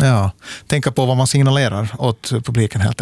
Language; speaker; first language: Swedish; native; Swedish